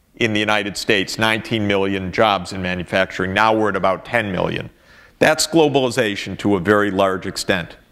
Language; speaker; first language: English; native; English